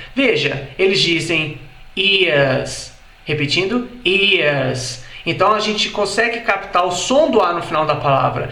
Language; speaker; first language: Portuguese; native; Portuguese